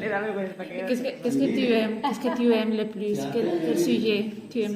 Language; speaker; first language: French; non-native, fluent; Spanish